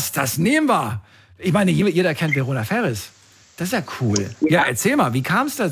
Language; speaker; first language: German; native; German